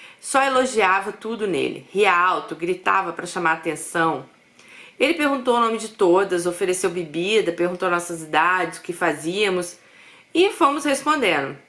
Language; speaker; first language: Portuguese; native; Portuguese